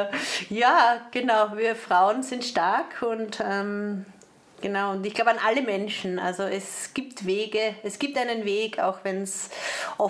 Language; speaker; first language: German; native; German